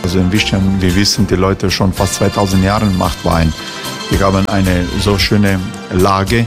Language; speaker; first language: German; non-native, fluent; Croatian